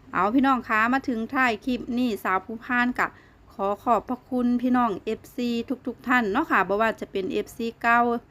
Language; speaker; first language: Thai; non-native, local second language; Northeastern Thai